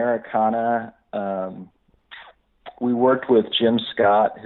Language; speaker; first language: English; native; English